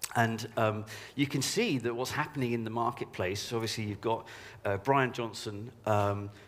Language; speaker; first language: English; native; English